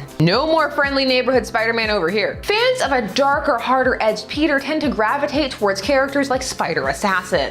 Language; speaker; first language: English; native; English